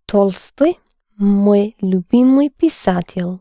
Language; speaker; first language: Russian; non-native, learner; English